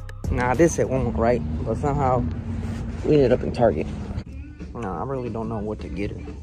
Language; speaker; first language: English; early bilingual, other home language; Spanish